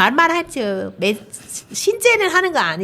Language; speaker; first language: Korean; non-native, learner; Vietnamese